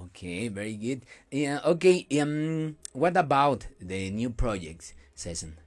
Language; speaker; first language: English; non-native, learner; Spanish